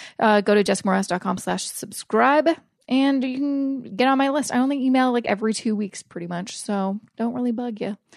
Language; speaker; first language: English; native; English